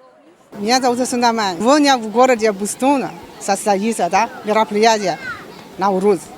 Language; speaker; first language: Russian; non-native, learner; Chinese